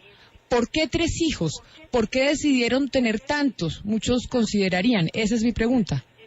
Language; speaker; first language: Spanish; native; Spanish